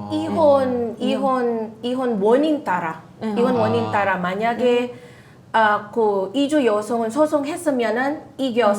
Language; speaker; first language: Korean; non-native, fluent; Filipino